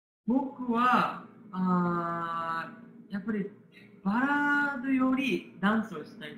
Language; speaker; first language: Japanese; non-native, learner; Korean